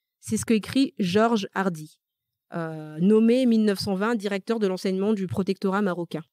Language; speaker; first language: French; early bilingual, other home language; Malagasy